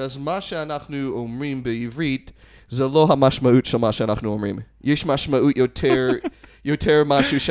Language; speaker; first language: Hebrew; non-native, fluent; English